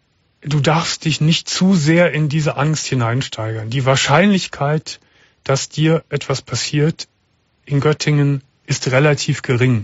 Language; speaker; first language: German; native; German